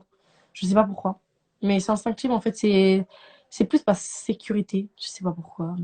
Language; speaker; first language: French; native; French